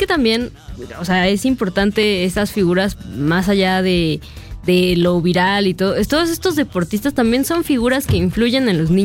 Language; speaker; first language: Spanish; native; Spanish